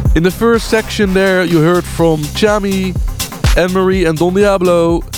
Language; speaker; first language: English; non-native, fluent; Dutch